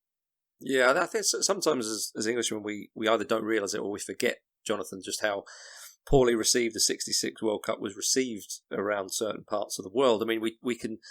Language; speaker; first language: English; native; English